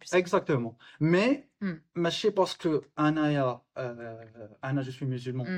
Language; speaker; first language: French; non-native, local second language; Arabic